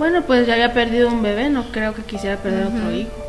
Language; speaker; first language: Spanish; native; Spanish